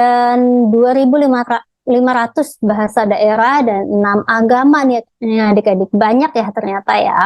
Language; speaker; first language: Indonesian; native; Indonesian